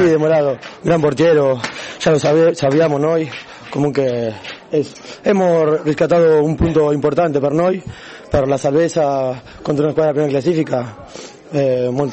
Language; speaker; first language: Italian; non-native, learner; Spanish